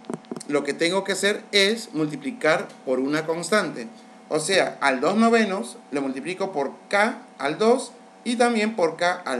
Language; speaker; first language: Spanish; native; Spanish